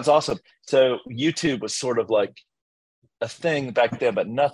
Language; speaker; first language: English; native; English